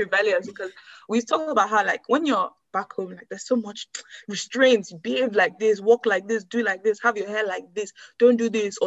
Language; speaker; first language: English; non-native, local second language; Yoruba